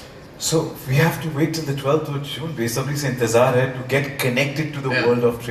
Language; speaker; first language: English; non-native, local second language; Hindi